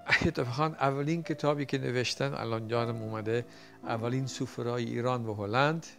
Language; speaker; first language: Persian; non-native, fluent; Dutch